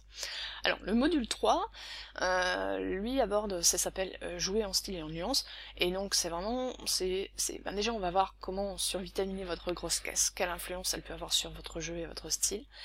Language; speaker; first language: French; native; French